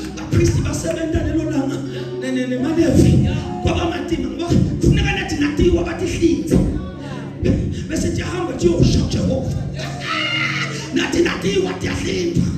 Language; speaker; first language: Zulu; non-native, local second language; Swati